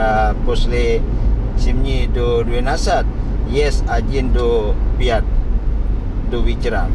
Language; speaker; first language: Russian; non-native, learner; Indonesian